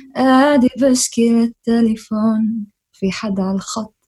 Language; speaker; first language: Arabic; native; Arabic